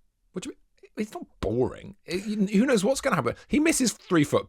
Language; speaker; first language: English; native; English